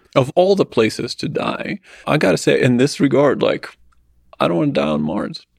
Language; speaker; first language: English; non-native, fluent; Russian